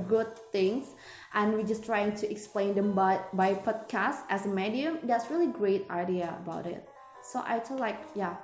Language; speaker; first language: English; non-native, learner; Indonesian